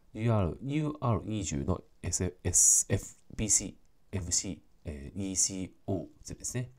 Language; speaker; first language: Japanese; non-native, fluent; Cantonese